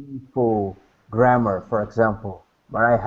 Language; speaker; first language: English; non-native, learner; Portuguese